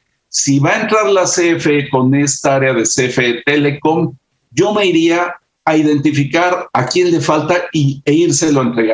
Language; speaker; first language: Spanish; native; Spanish